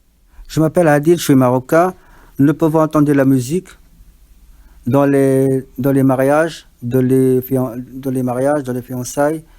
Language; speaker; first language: French; non-native, learner; Arabic